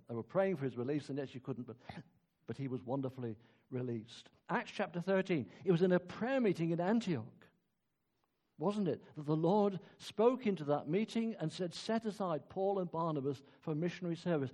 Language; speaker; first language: English; native; English